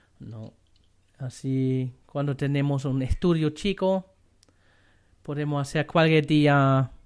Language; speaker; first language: Spanish; non-native, fluent; German